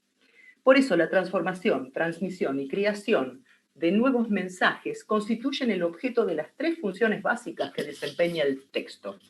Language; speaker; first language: Spanish; native; Spanish